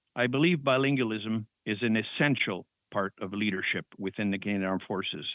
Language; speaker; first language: English; non-native, fluent; French